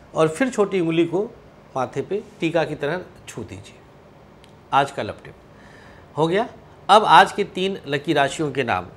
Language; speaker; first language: Hindi; non-native, local second language; Awadhi